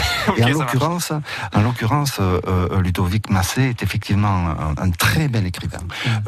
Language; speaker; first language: French; early bilingual, other home language; Catalan